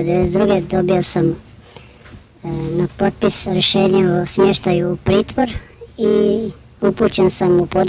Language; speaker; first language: Croatian; native; Croatian